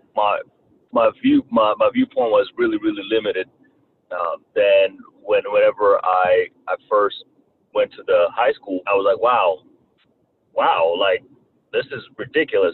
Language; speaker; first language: English; early bilingual, other home language; Kinyarwanda